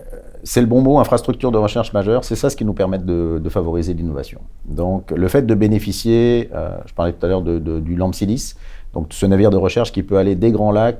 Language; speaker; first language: French; native; French